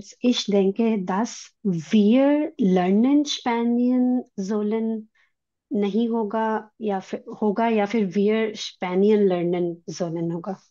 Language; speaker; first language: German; non-native, learner; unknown